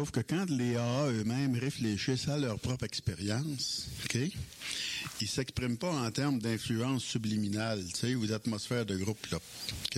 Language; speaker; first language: French; native; French